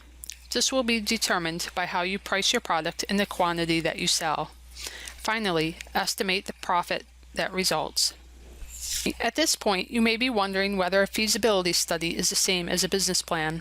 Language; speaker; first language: English; native; English